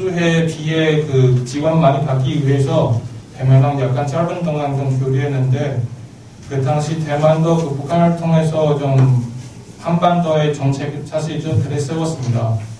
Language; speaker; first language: Korean; non-native, learner; Chinese